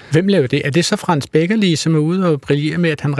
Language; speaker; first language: Danish; native; Danish